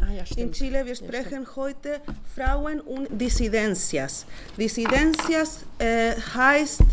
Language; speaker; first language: German; non-native, learner; Spanish